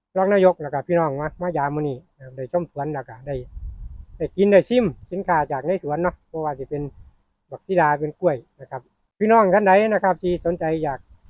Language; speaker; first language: Thai; non-native, local second language; Northeastern Thai